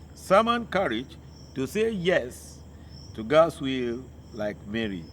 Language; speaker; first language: English; non-native, local second language; Yoruba